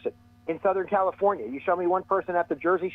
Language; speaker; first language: English; native; English